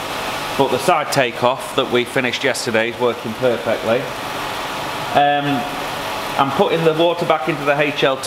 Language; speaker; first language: English; native; English